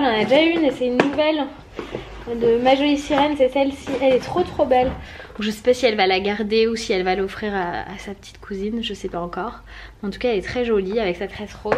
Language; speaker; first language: French; native; French